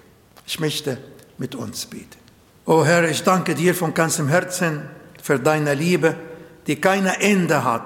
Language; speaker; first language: German; non-native, fluent; Arabic